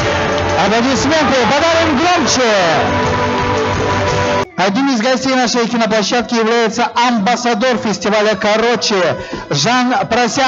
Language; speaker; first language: Russian; native; Russian